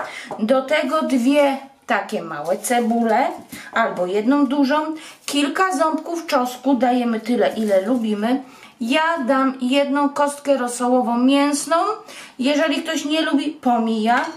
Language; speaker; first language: Polish; native; Polish